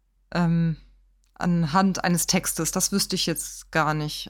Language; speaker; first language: German; native; German